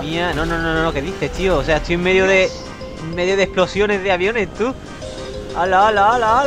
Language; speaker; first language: Spanish; native; Spanish